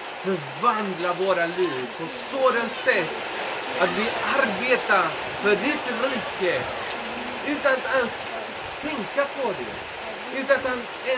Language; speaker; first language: Swedish; non-native, fluent; Spanish